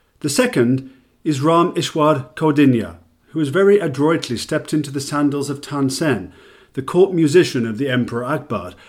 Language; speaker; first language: English; native; English